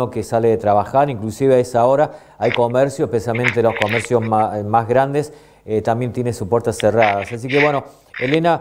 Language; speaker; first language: Spanish; native; Spanish